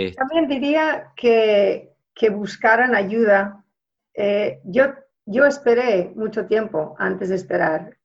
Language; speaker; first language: Spanish; early bilingual, heritage; Spanish